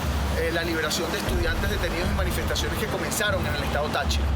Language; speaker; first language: Spanish; native; Spanish